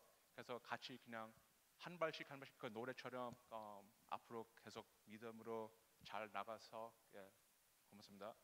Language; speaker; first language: Korean; early bilingual, heritage; English